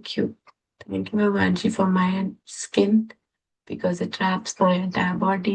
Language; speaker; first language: Hindi; native; Hindi